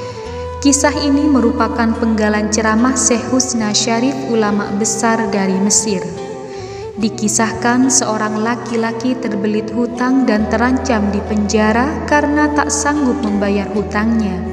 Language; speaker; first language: Indonesian; native; Indonesian